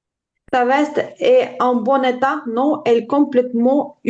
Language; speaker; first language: French; non-native, learner; Ukrainian